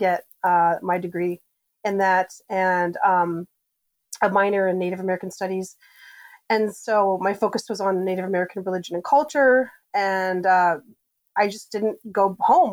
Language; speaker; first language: English; native; English